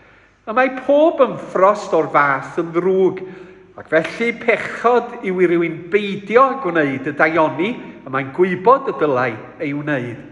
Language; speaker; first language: Welsh; native; Welsh